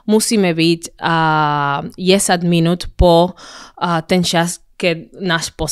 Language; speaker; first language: Slovak; non-native, fluent; Spanish